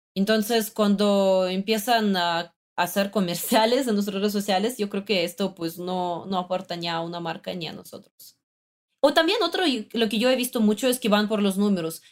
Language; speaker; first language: Spanish; non-native, fluent; Russian